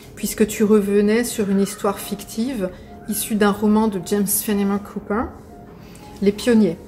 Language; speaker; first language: French; native; French